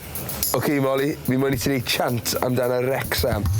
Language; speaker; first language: Welsh; native; Welsh